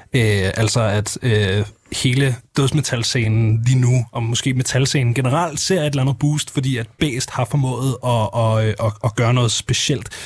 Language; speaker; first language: Danish; native; Danish